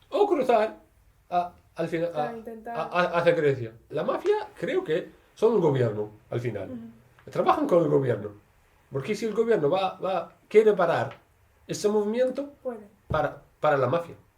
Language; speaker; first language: Spanish; non-native, learner; Arabic